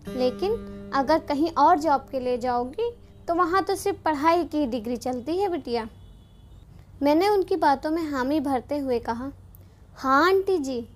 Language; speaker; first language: Hindi; native; Hindi